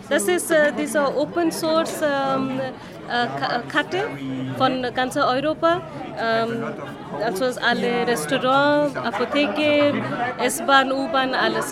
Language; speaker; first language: German; non-native, learner; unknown